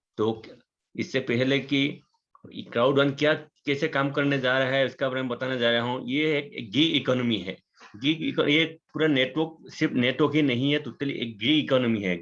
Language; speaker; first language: Hindi; non-native, local second language; Assamese